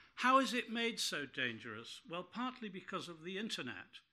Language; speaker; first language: English; native; English